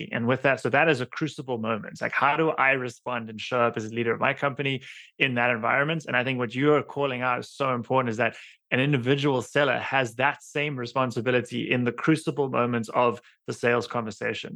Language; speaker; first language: English; native; English